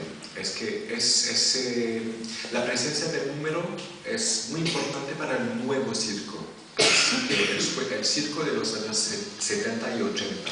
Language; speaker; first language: Spanish; non-native, fluent; French